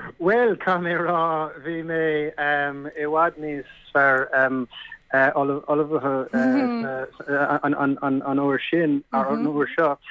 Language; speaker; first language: Irish; non-native, local second language; English